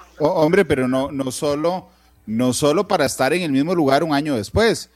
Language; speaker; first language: Spanish; native; Spanish